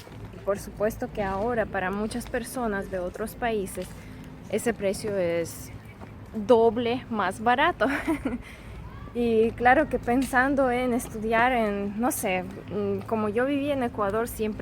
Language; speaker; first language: Spanish; non-native, fluent; Russian